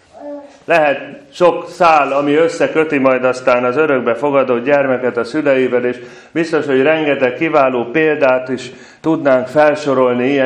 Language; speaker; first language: Hungarian; native; Hungarian